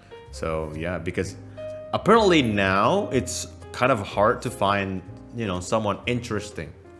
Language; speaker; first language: English; non-native, fluent; Indonesian